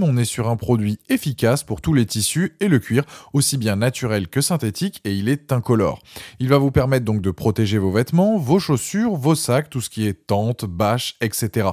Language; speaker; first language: French; native; French